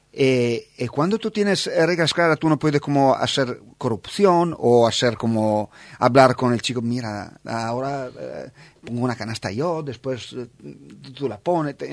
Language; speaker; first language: Spanish; non-native, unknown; Italian